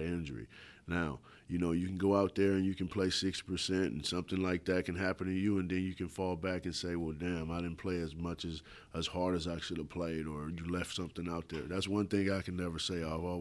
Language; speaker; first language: English; native; English